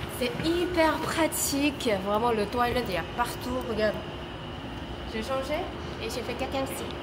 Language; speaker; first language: French; non-native, fluent; Korean